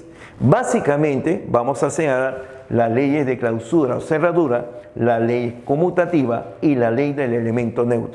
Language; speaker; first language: Spanish; native; Spanish